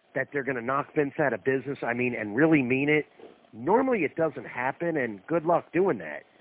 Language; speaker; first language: English; native; English